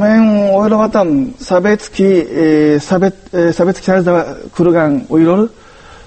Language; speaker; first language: Kyrgyz; non-native, learner; Japanese